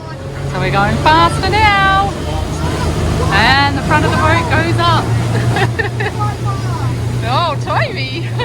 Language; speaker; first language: English; native; English